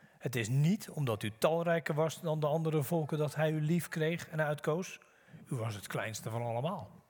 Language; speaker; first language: Dutch; native; Dutch